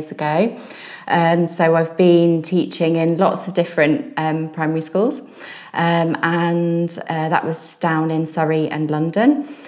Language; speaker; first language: English; native; English